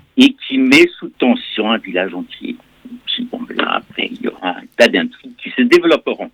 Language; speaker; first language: French; non-native, fluent; German